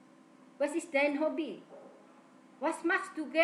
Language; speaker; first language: German; non-native, fluent; Indonesian